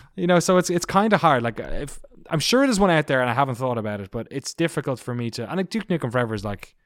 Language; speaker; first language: English; native; English